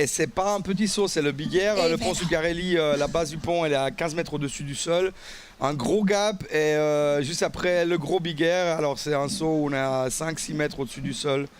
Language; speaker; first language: French; native; French